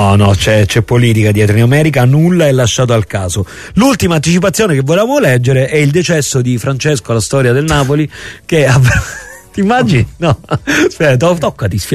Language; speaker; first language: Italian; native; Italian